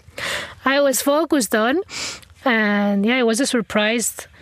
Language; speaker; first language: English; non-native, fluent; Spanish